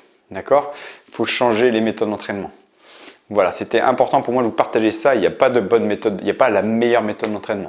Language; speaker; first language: French; native; French